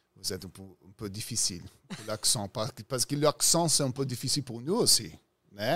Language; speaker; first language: French; non-native, learner; Portuguese